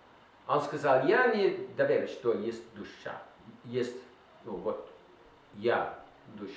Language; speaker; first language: Russian; non-native, learner; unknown